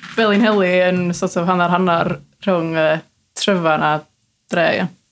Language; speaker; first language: Welsh; native; Welsh